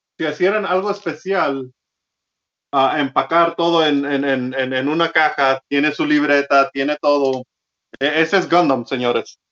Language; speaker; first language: Spanish; early bilingual, heritage; Spanish